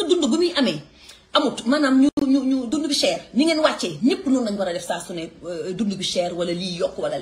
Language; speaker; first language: French; non-native, local second language; Wolof